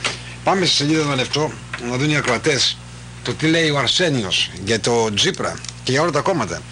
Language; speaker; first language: Greek; native; Greek